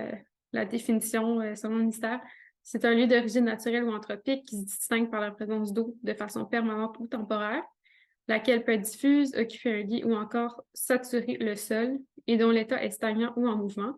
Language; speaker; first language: French; native; French